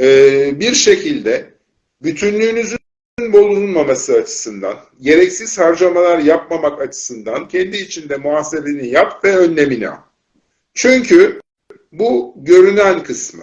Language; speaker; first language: Turkish; native; Turkish